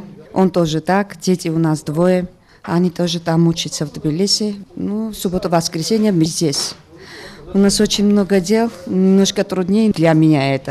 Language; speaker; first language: Russian; non-native, local second language; Georgian